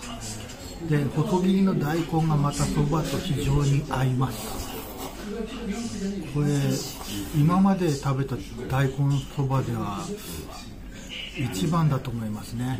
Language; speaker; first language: Japanese; native; Japanese